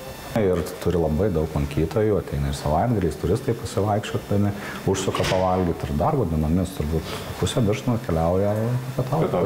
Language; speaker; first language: Lithuanian; native; Lithuanian